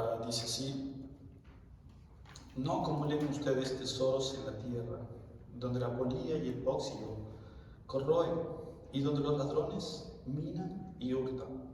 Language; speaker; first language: Spanish; native; Spanish